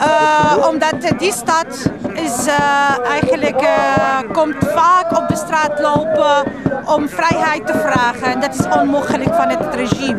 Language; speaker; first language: Dutch; non-native, fluent; Arabic